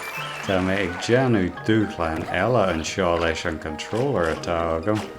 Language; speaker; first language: Irish; non-native, local second language; English